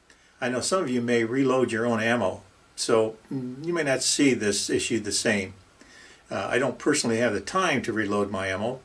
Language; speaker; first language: English; native; English